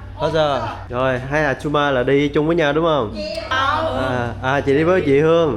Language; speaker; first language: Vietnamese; non-native, fluent; Korean